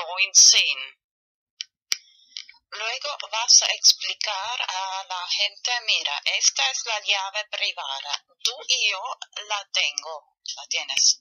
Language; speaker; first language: Spanish; non-native, fluent; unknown